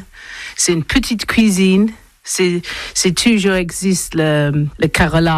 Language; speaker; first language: French; non-native, learner; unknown